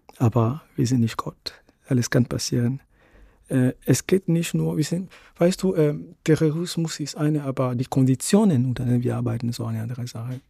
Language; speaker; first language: German; non-native, fluent; Ewe